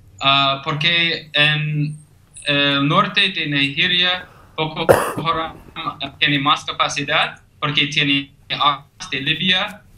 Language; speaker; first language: Spanish; non-native, learner; English